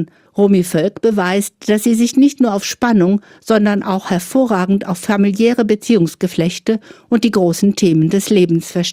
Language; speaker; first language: German; native; German